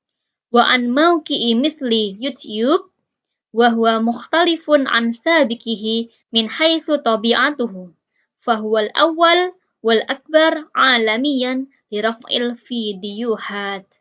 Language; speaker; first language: Arabic; non-native, fluent; Indonesian